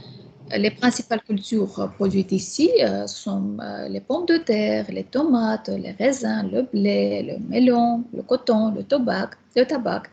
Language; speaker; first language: French; non-native, fluent; Armenian